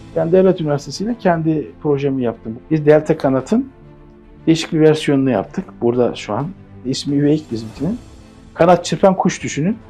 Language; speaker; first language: Turkish; native; Turkish